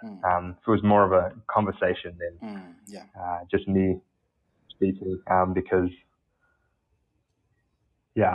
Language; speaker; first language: English; native; English